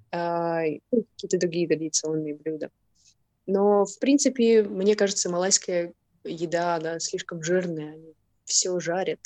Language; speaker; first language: Russian; native; Russian